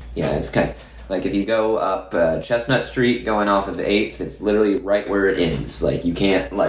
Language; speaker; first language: English; native; English